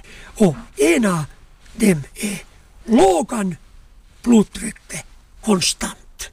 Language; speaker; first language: Swedish; non-native, local second language; Finnish